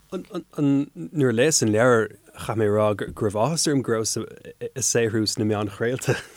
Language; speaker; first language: Irish; native; Irish